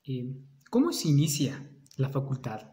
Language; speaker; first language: Spanish; native; Spanish